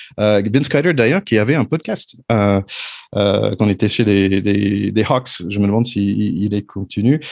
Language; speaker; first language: French; non-native, fluent; English